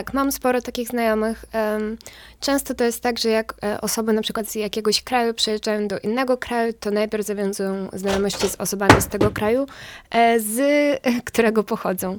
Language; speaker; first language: Polish; non-native, fluent; Ukrainian